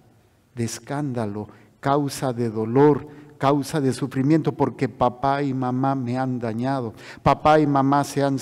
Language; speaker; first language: Spanish; native; Spanish